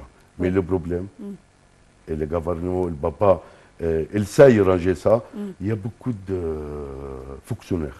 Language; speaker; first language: French; non-native, fluent; Arabic